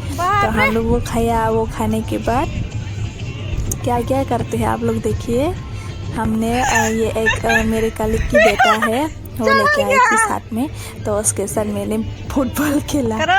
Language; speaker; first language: Hindi; non-native, local second language; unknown